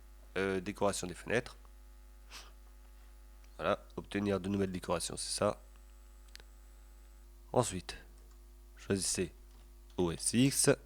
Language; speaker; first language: French; native; French